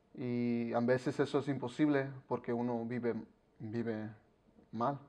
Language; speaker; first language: Spanish; early bilingual, heritage; Spanish